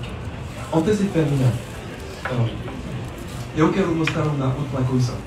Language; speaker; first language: Portuguese; non-native, learner; French